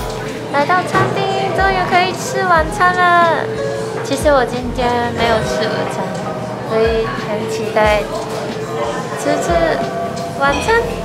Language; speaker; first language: Chinese; non-native, fluent; Japanese